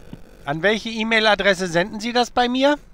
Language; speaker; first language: German; native; German